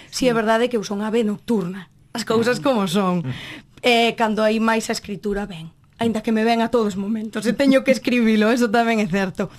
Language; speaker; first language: Galician; native; Galician